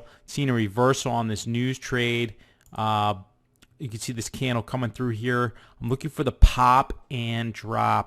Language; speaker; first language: English; native; English